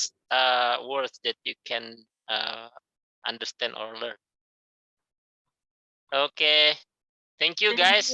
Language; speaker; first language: English; non-native, learner; Indonesian